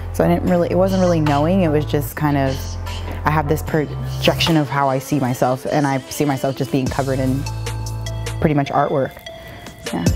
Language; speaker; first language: English; native; English